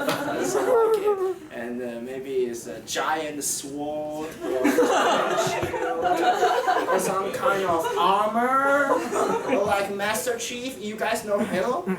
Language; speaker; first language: English; non-native, learner; Chinese